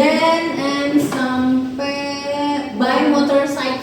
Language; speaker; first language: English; non-native, learner; Indonesian